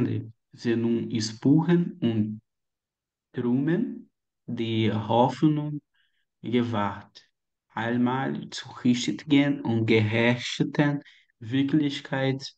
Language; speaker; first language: German; non-native, learner; Portuguese